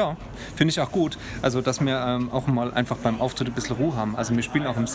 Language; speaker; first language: German; native; German